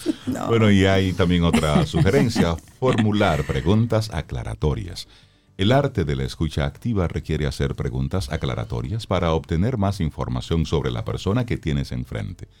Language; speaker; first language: Spanish; native; Spanish